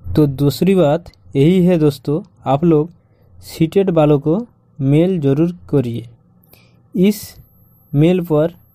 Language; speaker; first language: Hindi; non-native, local second language; Bangla